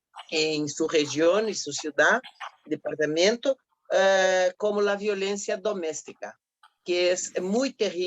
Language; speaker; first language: Spanish; non-native, fluent; Portuguese